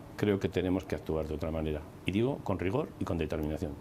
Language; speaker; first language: Spanish; native; Spanish